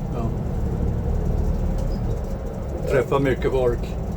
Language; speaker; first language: Swedish; non-native, fluent; English